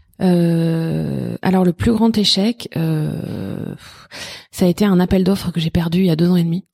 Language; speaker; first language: French; native; French